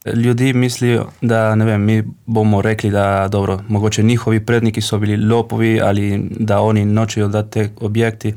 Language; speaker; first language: Slovenian; non-native, fluent; Spanish